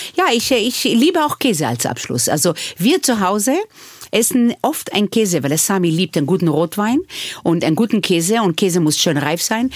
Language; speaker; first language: German; early bilingual, other home language; Hebrew